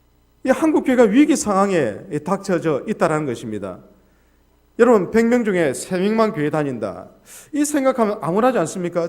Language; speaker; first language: Korean; native; Korean